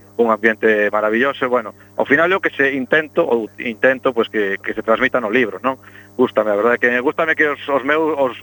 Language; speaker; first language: Galician; non-native, local second language; Spanish